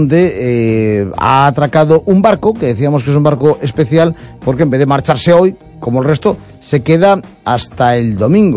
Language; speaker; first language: Spanish; native; Spanish